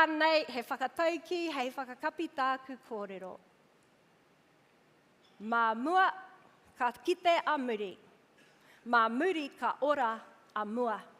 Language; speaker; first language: Māori; non-native, local second language; English